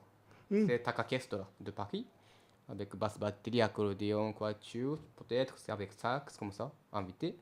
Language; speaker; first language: French; non-native, learner; Japanese